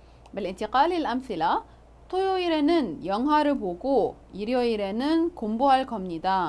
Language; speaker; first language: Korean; non-native, fluent; Arabic